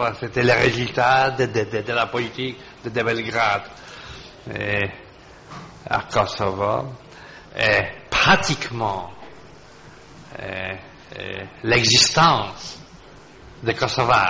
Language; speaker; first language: French; non-native, fluent; Polish